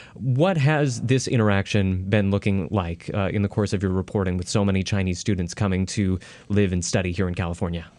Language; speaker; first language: English; native; English